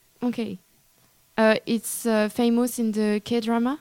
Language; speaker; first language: English; non-native, learner; French